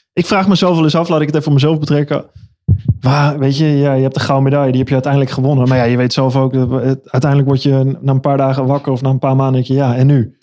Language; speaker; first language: Dutch; native; Dutch